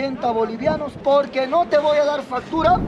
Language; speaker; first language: Spanish; non-native, learner; Polish